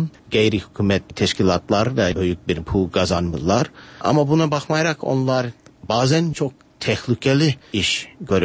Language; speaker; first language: Turkish; non-native, learner; English